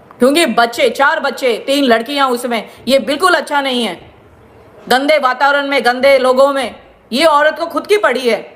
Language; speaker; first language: Hindi; non-native, local second language; Gujarati